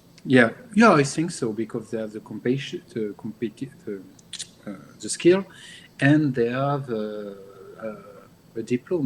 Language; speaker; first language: English; non-native, learner; French